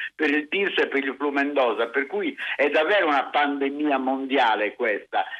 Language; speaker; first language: Italian; native; Italian